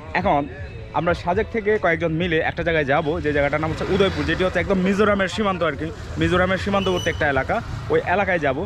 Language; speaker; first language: Bangla; native; Bangla